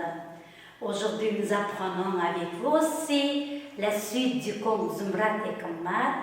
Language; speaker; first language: French; non-native, fluent; Uzbek